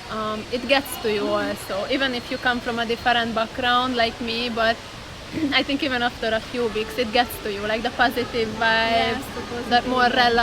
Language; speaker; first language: English; non-native, fluent; Hungarian